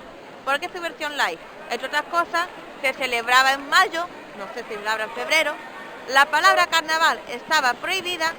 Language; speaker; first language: Spanish; native; Spanish